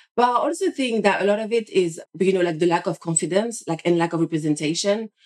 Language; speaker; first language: English; non-native, fluent; French